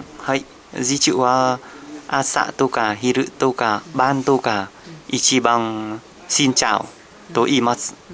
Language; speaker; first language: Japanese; non-native, learner; Vietnamese